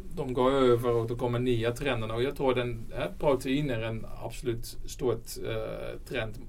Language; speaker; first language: Swedish; non-native, fluent; Dutch